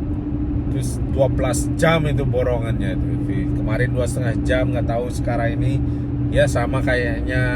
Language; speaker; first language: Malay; non-native, local second language; Balinese